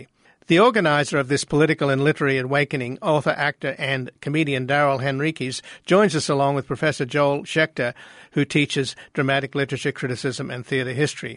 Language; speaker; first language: English; native; English